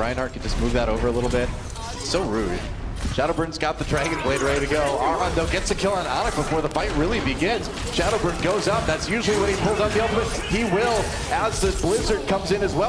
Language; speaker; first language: English; native; English